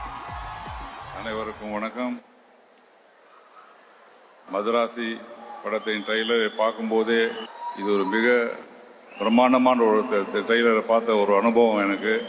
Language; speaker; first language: Tamil; non-native, learner; Telugu